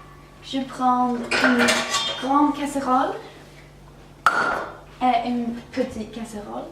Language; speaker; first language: French; non-native, learner; Swedish